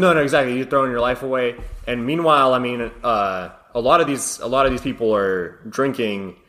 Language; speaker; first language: English; early bilingual, other home language; Russian